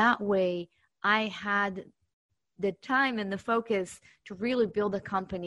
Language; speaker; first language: English; non-native, fluent; Hebrew